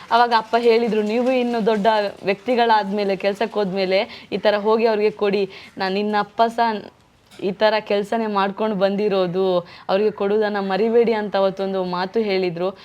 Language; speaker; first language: Kannada; non-native, local second language; Tulu